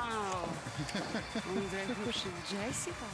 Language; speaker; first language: German; non-native, fluent; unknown